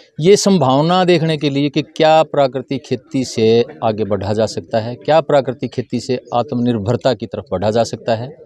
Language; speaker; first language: Hindi; native; Hindi